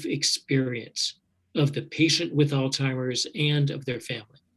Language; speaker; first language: English; native; English